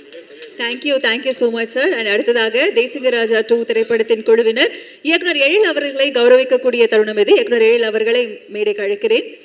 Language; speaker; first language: Tamil; native; Tamil